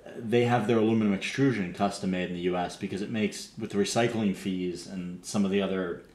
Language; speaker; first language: English; native; English